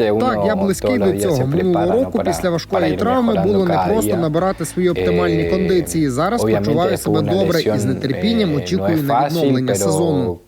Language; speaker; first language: Ukrainian; non-native, learner; Spanish